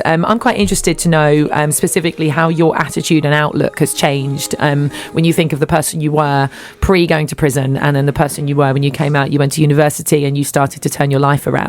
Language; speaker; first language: English; native; English